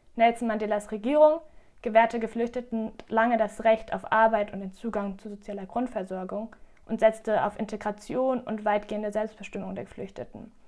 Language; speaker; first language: German; native; German